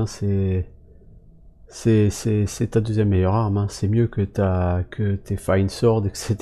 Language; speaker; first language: French; native; French